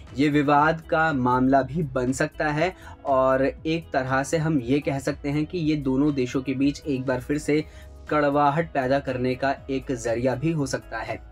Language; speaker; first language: Hindi; native; Hindi